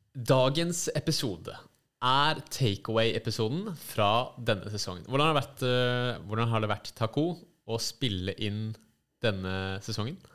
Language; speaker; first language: Norwegian; native; Norwegian